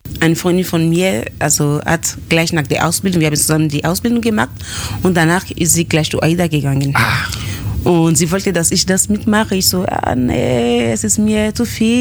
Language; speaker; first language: German; non-native, fluent; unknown